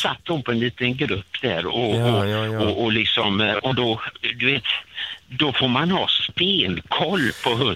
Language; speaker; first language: Swedish; native; Swedish